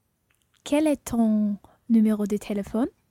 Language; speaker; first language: French; non-native, learner; English